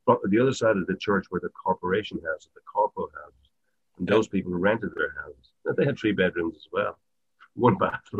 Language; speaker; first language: English; native; English